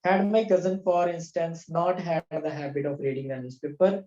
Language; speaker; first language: English; non-native, local second language; Punjabi